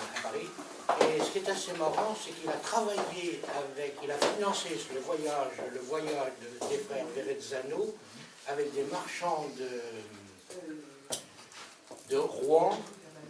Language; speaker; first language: French; native; French